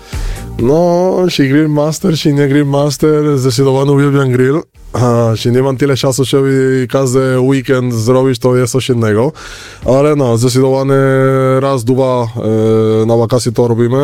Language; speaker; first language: Polish; non-native, learner; Spanish